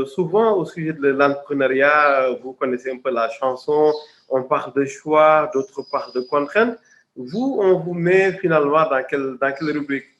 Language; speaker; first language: French; non-native, local second language; Wolof